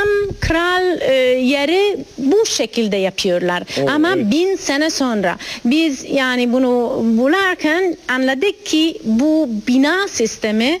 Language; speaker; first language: Turkish; non-native, learner; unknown